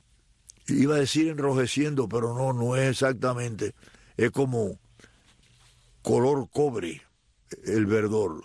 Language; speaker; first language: Spanish; native; Spanish